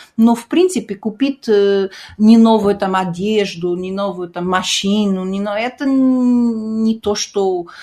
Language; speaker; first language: Russian; early bilingual, heritage; Russian